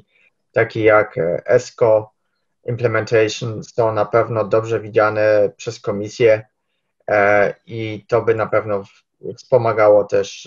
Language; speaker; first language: Polish; early bilingual, heritage; Polish